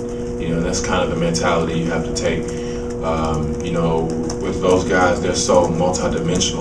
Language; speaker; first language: English; native; English